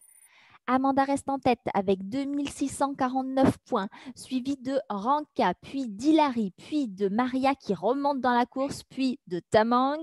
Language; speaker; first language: French; native; French